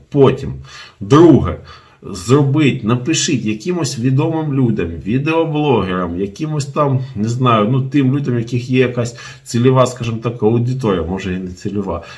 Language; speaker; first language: Ukrainian; non-native, local second language; Russian